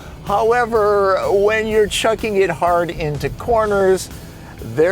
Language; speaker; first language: English; native; English